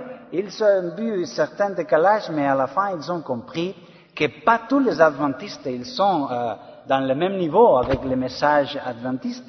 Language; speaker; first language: French; non-native, learner; Spanish